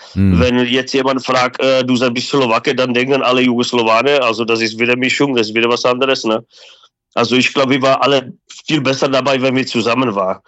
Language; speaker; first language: German; non-native, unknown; Czech